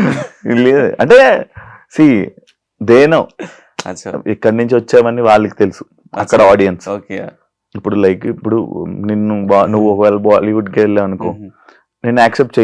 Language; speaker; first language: Telugu; native; Telugu